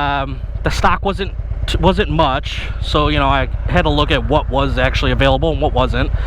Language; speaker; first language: English; native; English